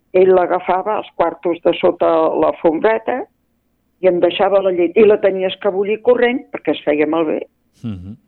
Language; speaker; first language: Catalan; native; Catalan